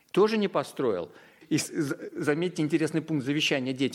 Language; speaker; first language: Russian; native; Russian